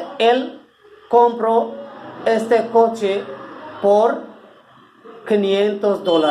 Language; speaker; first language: Spanish; non-native, learner; Bangla